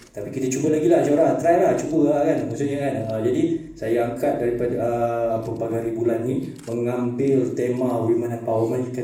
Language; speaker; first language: Malay; native; Malay